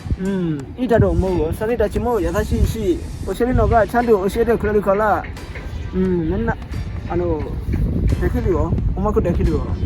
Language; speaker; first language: Japanese; non-native, learner; Bangla